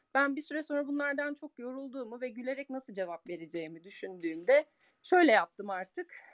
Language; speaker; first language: Turkish; early bilingual, heritage; Turkish